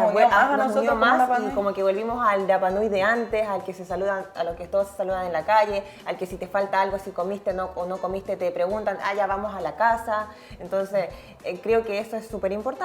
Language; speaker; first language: Spanish; native; Spanish